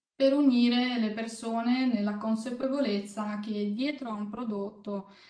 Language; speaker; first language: Italian; non-native, fluent; Ukrainian